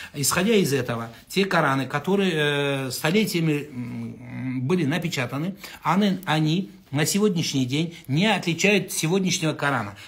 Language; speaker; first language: Russian; non-native, local second language; Kazakh